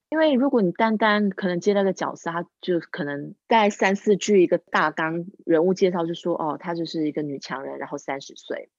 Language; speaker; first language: Chinese; non-native, local second language; English